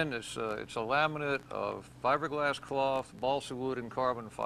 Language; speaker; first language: English; native; English